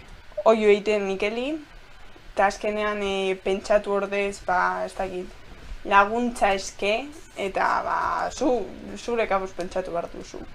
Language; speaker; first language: Basque; non-native, local second language; Spanish